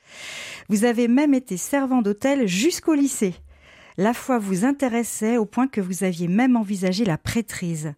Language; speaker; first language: French; native; French